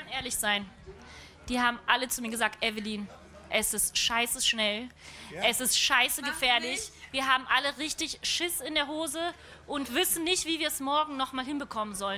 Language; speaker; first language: German; native; German